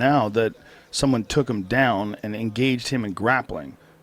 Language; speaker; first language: English; native; English